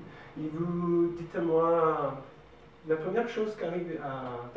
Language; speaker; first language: French; non-native, learner; Portuguese